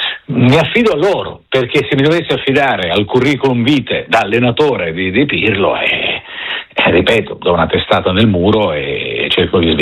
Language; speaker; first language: Italian; native; Italian